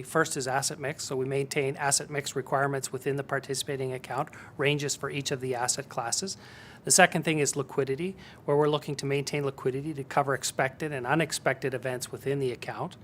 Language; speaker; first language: English; native; English